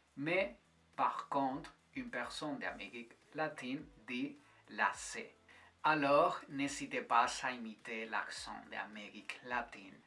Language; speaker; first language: French; non-native, fluent; Spanish